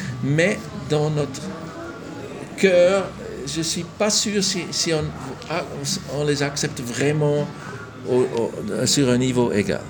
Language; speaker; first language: French; non-native, local second language; German